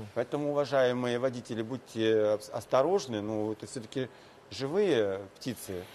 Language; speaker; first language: Russian; native; Russian